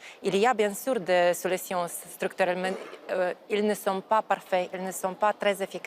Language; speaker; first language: French; non-native, fluent; Ukrainian